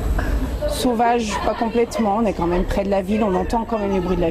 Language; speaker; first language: French; native; French